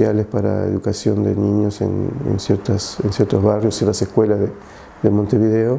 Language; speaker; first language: Spanish; native; Spanish